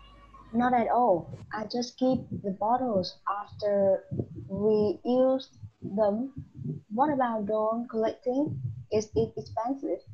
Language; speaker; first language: English; non-native, learner; Vietnamese